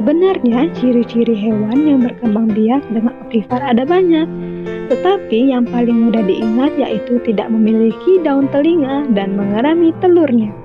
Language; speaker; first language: Indonesian; native; Indonesian